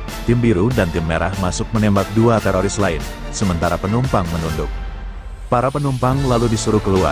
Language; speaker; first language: Indonesian; native; Indonesian